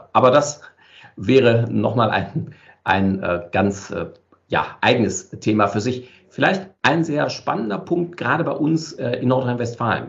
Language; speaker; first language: German; native; German